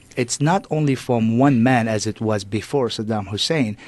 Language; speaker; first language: English; non-native, fluent; Arabic